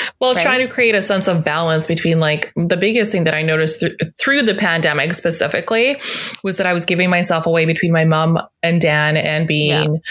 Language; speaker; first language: English; native; English